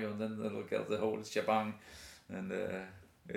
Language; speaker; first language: English; non-native, fluent; Danish